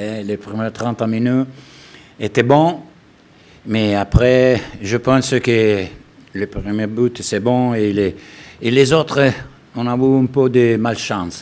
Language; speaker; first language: French; non-native, learner; Italian